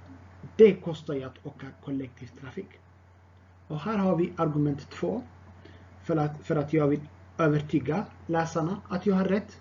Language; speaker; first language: Swedish; non-native, fluent; Tigrinya